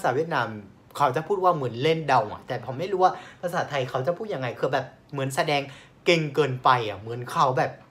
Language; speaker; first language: Thai; non-native, fluent; Vietnamese